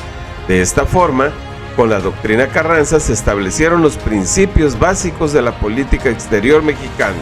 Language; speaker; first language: Spanish; native; Spanish